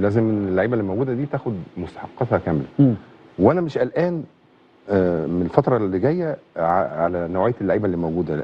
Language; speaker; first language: Arabic; native; Arabic